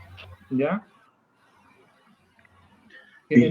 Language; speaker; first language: Spanish; native; Spanish